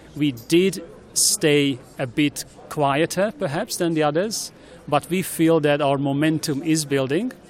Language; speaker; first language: English; non-native, fluent; Hungarian